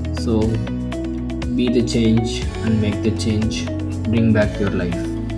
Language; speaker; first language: English; non-native, local second language; Tamil